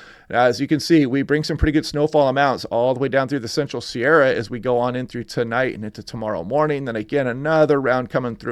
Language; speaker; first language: English; native; English